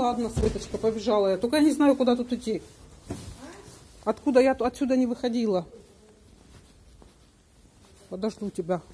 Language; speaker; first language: Russian; native; Russian